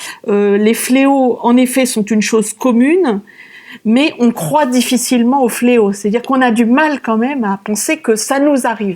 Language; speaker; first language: French; native; French